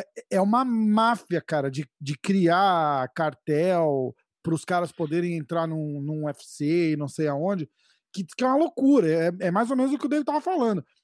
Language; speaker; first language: Portuguese; native; Portuguese